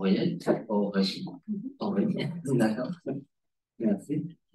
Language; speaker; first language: French; non-native, learner; Spanish